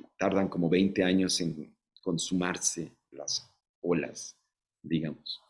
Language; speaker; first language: Spanish; native; Spanish